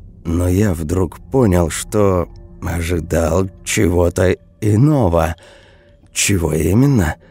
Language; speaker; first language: Russian; native; Russian